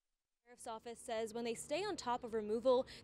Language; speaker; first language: English; native; English